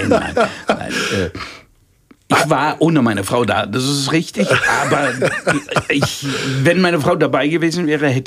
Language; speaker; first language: German; native; German